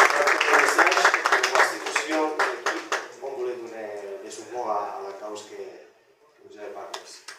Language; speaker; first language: French; non-native, learner; Spanish